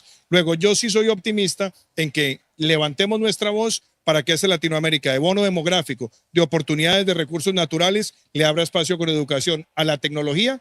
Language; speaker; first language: Spanish; native; Spanish